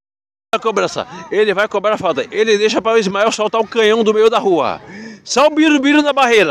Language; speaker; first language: Portuguese; native; Portuguese